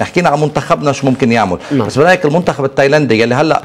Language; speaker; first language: Arabic; native; Arabic